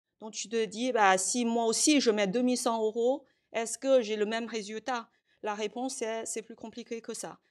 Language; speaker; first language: French; non-native, fluent; Chinese